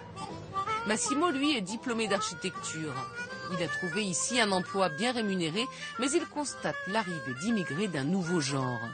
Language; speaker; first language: French; native; French